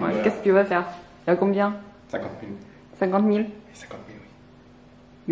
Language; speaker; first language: French; non-native, fluent; Chinese